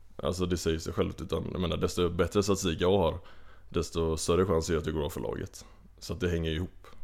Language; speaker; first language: Swedish; native; Swedish